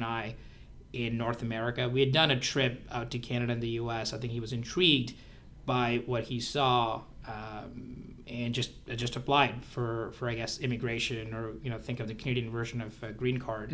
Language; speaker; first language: English; non-native, local second language; Hindi